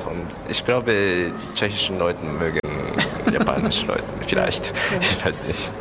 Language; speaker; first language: German; non-native, learner; Japanese